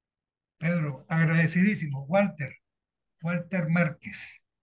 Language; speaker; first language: Spanish; native; Spanish